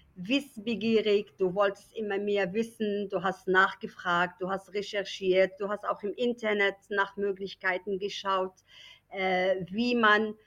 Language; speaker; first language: German; native; German